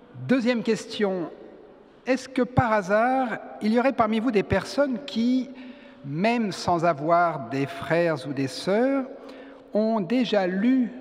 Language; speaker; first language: French; native; French